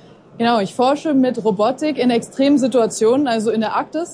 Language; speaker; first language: German; native; German